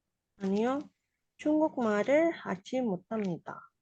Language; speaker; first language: Korean; non-native, learner; Indonesian